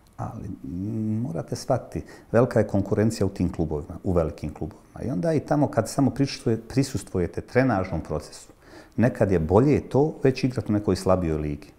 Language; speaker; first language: Croatian; native; Croatian